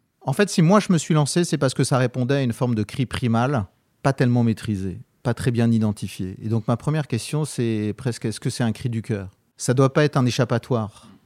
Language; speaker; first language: French; native; French